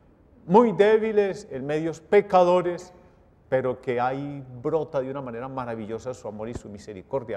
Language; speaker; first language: Spanish; native; Spanish